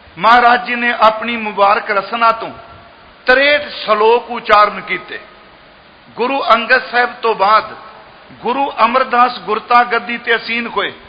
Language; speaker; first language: Punjabi; native; Punjabi